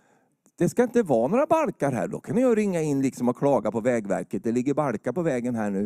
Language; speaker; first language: Swedish; native; Swedish